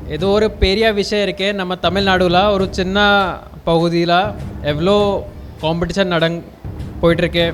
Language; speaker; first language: Tamil; non-native, learner; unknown